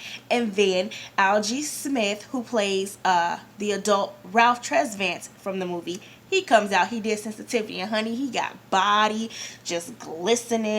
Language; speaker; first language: English; native; English